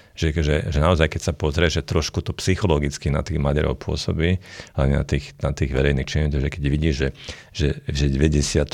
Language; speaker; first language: Slovak; non-native, local second language; Hungarian